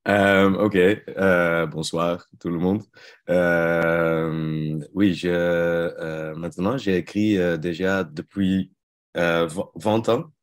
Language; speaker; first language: French; non-native, learner; Dutch